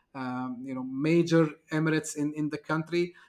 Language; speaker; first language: English; non-native, fluent; Turkish